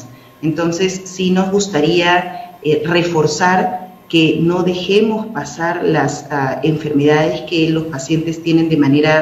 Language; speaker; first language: Spanish; native; Spanish